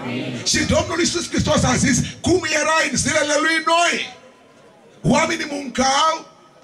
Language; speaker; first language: Romanian; non-native, learner; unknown